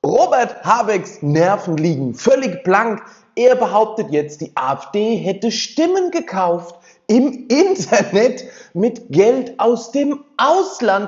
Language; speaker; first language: German; native; German